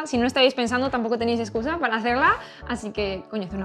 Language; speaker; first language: Spanish; native; Spanish